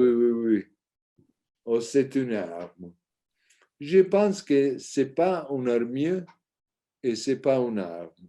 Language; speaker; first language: French; non-native, learner; Italian